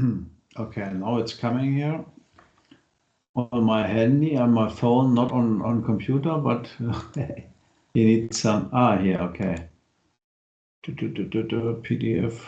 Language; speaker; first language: English; non-native, fluent; German